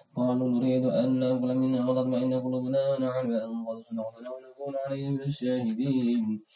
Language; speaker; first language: Arabic; non-native, learner; Indonesian